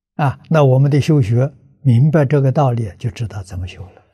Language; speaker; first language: Chinese; native; Chinese